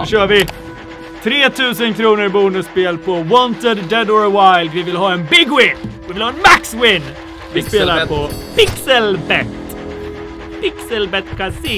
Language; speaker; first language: Swedish; native; Swedish